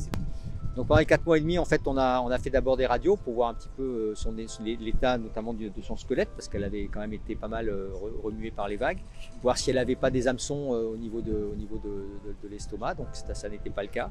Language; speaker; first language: French; native; French